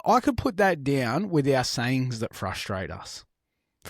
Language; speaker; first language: English; native; English